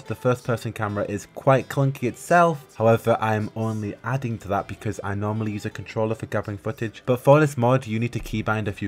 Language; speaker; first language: English; native; English